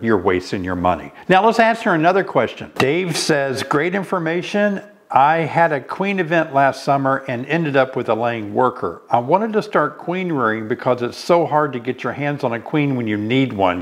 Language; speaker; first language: English; native; English